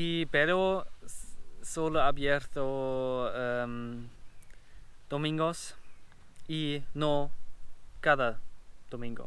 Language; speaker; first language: Spanish; non-native, learner; German